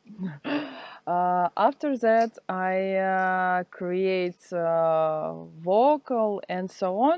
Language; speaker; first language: English; non-native, learner; Russian